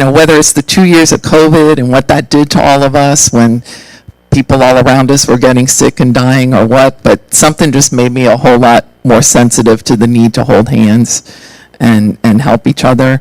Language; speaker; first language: English; native; English